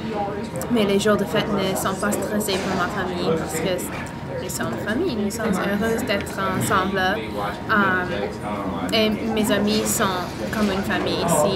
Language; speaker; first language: French; non-native, learner; English